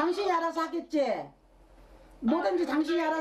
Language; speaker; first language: Korean; native; Korean